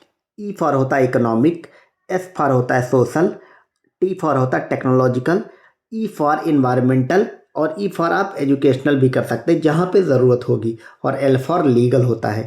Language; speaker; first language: Hindi; native; Hindi